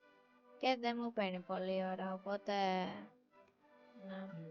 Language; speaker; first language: Greek; early bilingual, heritage; Greek